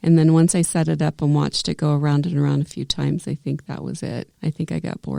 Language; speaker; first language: English; native; English